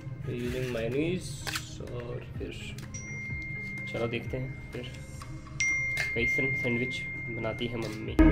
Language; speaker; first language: Hindi; native; Hindi